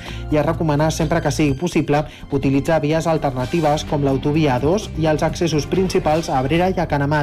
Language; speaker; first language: Catalan; native; Catalan